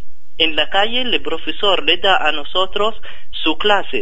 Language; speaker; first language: Spanish; non-native, fluent; Arabic